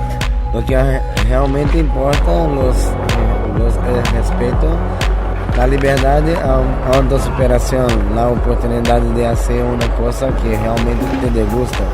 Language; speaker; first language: Spanish; non-native, fluent; Portuguese